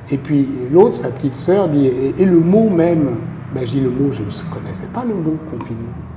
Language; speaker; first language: French; native; French